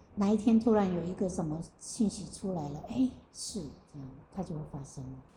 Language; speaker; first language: Chinese; native; Chinese